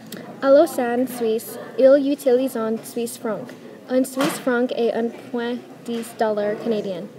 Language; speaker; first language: French; non-native, learner; English